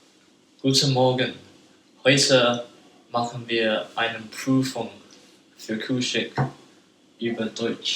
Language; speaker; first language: German; non-native, learner; English